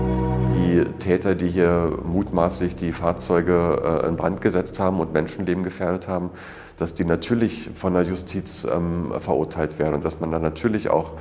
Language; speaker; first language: German; native; German